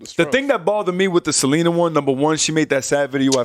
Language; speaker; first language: English; native; English